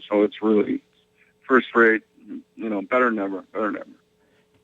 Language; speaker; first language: English; native; English